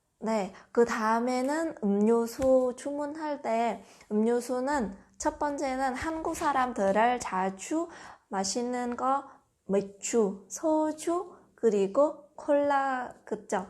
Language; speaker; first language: Korean; non-native, fluent; Vietnamese